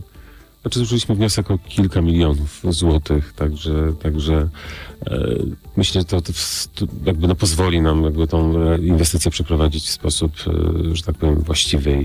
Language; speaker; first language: Polish; native; Polish